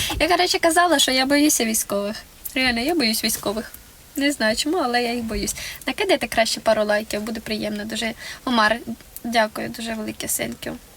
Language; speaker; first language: Ukrainian; non-native, local second language; Russian